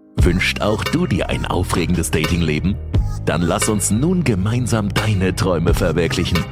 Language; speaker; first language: German; native; German